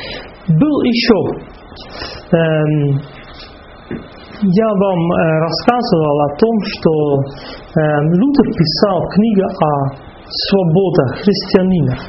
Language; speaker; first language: Russian; non-native, fluent; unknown